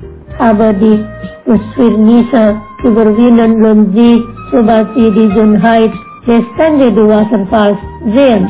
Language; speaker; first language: German; non-native, learner; Indonesian